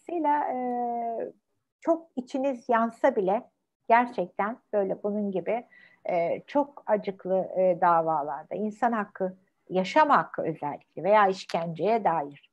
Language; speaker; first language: Turkish; native; Turkish